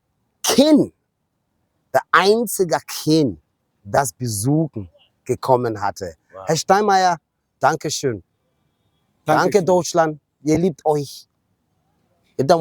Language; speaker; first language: German; non-native, fluent; Akan